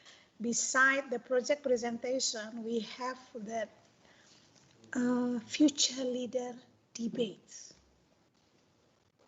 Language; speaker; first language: English; non-native, fluent; Indonesian